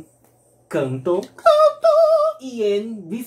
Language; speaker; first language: Spanish; non-native, learner; Portuguese